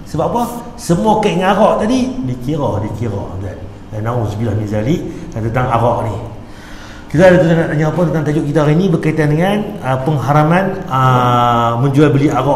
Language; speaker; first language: Malay; native; Malay